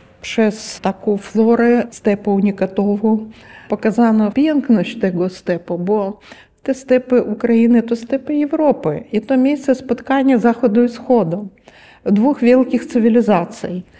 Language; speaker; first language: Polish; non-native, learner; Ukrainian